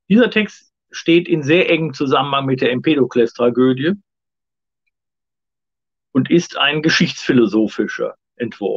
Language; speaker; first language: German; native; German